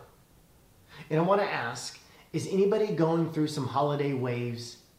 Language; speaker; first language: English; native; English